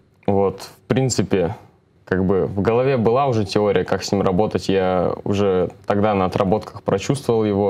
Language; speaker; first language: Russian; native; Russian